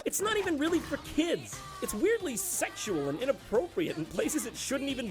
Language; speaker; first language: English; native; English